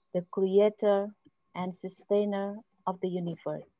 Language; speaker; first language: English; non-native, fluent; Indonesian